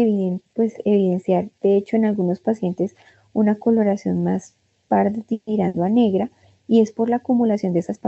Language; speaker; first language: Spanish; native; Spanish